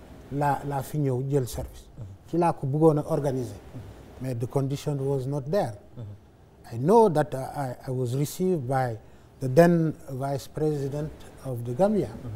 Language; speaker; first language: English; non-native, fluent; Wolof